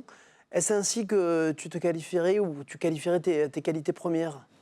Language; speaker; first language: French; native; French